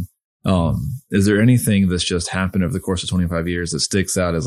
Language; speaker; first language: English; native; English